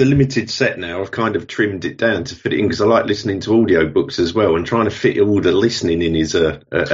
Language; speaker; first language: English; native; English